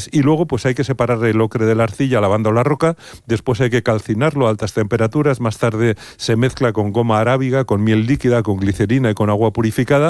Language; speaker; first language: Spanish; native; Spanish